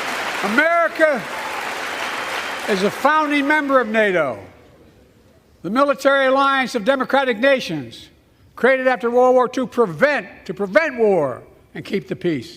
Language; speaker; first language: English; native; English